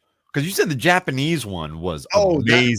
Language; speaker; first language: English; native; English